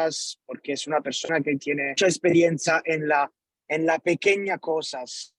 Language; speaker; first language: Spanish; non-native, learner; Italian